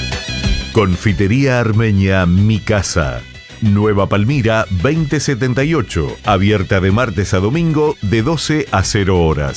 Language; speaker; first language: Spanish; native; Spanish